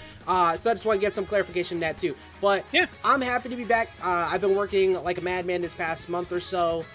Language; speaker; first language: English; native; English